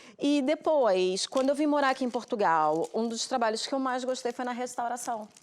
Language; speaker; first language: Portuguese; native; Portuguese